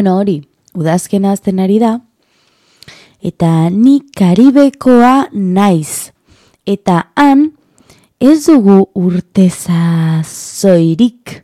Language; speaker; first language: Basque; non-native, learner; Spanish